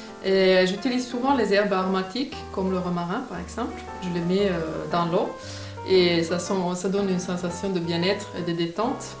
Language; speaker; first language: French; non-native, fluent; Finnish